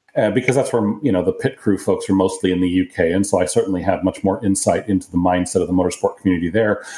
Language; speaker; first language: English; native; English